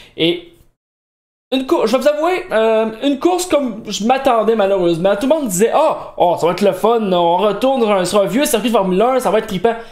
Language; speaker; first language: French; native; French